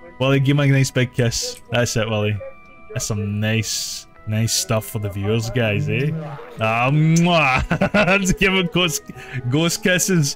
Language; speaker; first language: English; native; English